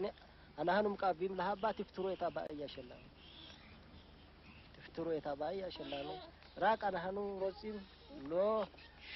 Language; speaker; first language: Hebrew; non-native, learner; Amharic